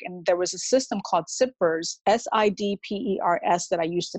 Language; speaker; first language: English; native; English